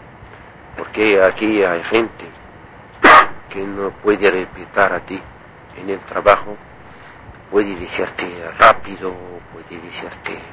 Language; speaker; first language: Spanish; non-native, learner; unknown